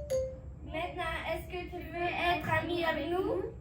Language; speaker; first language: French; non-native, learner; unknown